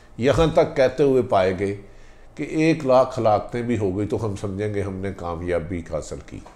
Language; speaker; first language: Urdu; non-native, local second language; Punjabi